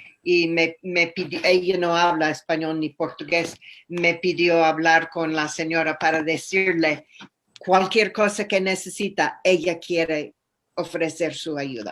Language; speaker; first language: Spanish; non-native, fluent; English